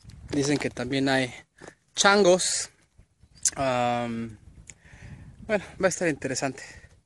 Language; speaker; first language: Spanish; native; Spanish